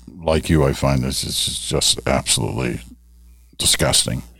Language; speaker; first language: English; native; English